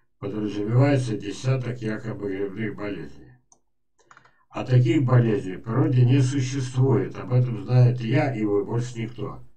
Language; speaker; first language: Russian; native; Russian